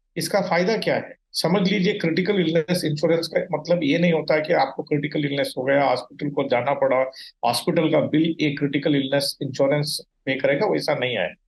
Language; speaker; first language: Hindi; non-native, local second language; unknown